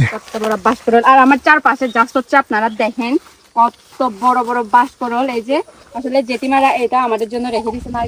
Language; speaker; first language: Bangla; non-native, local second language; Chakma